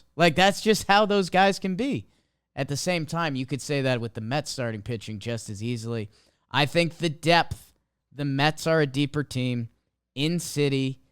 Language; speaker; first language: English; native; English